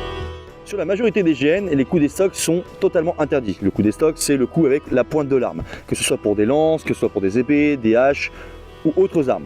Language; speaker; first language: French; native; French